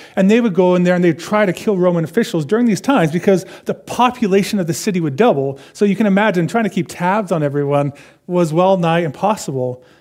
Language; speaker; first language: English; native; English